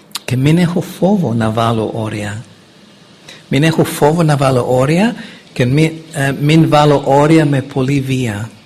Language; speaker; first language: Greek; non-native, fluent; English